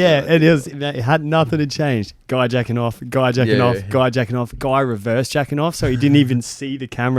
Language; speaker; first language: English; native; English